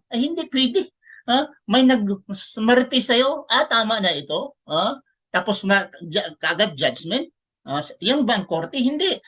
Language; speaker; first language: Filipino; non-native, local second language; Cebuano